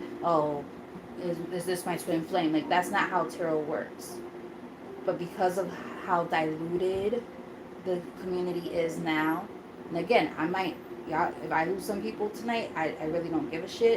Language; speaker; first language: English; native; English